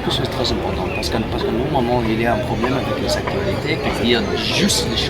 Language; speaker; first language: French; non-native, learner; English